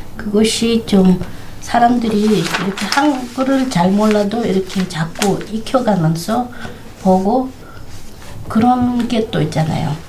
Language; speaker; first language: Korean; early bilingual, heritage; Korean